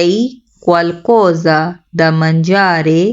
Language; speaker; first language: Italian; non-native, learner; Urdu